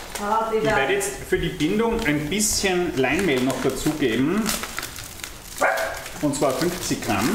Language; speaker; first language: German; native; German